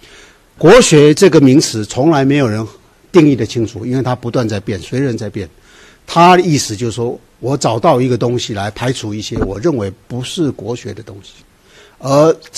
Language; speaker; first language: Chinese; native; Chinese